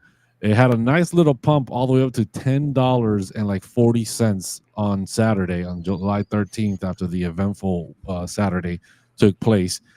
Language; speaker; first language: English; native; English